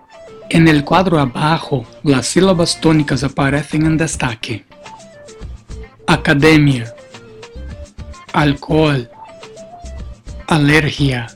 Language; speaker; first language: Spanish; non-native, fluent; Portuguese